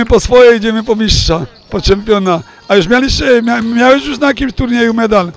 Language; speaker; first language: Polish; native; Polish